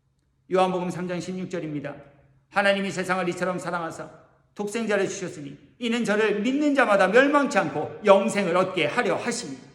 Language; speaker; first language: Korean; native; Korean